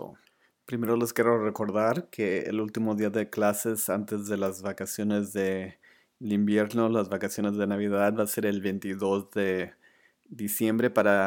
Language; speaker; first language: Spanish; early bilingual, other home language; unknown